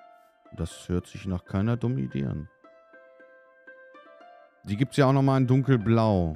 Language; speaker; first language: German; native; German